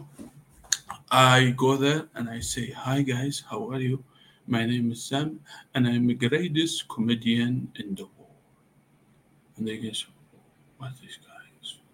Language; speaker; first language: English; non-native, learner; Persian